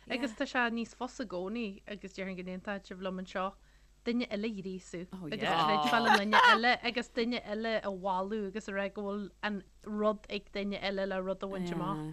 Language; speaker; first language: Irish; native; Irish